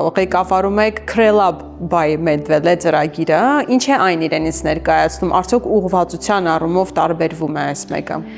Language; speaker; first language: Armenian; native; Armenian